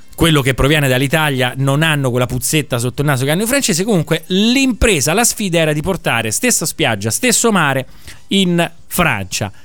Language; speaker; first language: Italian; native; Italian